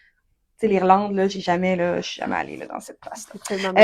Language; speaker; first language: French; native; French